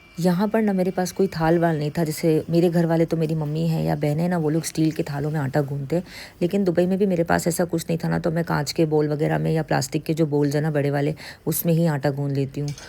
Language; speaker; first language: Urdu; native; Urdu